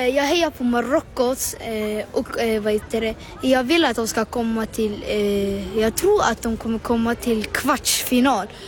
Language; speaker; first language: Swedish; non-native, learner; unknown